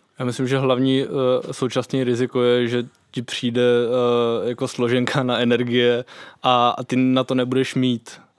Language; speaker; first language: Czech; native; Czech